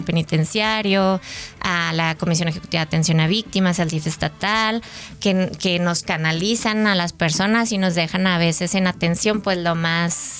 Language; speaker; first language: Spanish; native; Spanish